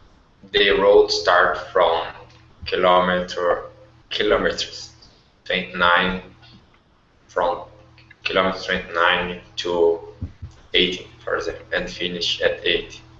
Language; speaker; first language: English; non-native, learner; Portuguese